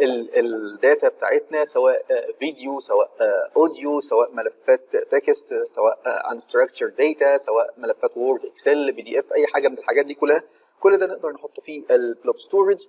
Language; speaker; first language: Arabic; native; Arabic